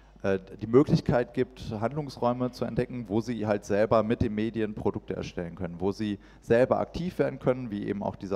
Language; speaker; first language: German; native; German